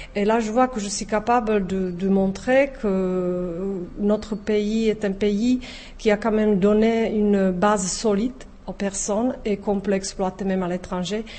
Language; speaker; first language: French; non-native, fluent; Czech